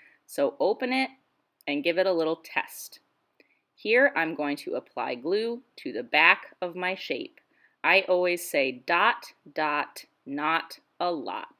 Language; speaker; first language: English; native; English